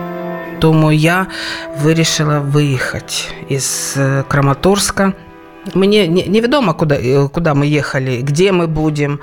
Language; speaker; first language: Ukrainian; non-native, local second language; Russian